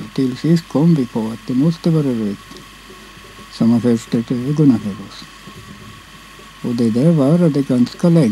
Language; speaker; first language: Swedish; non-native, local second language; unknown